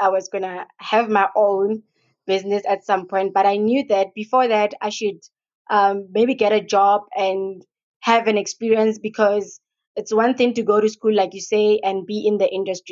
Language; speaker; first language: English; non-native, local second language; Tswana